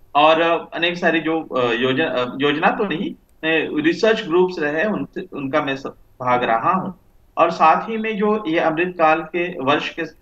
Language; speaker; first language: Hindi; non-native, local second language; Marathi